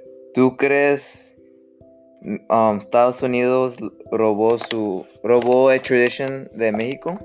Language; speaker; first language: Spanish; early bilingual, heritage; Spanish